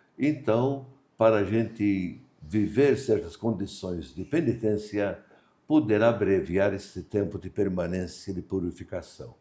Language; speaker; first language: Portuguese; non-native, fluent; Maltese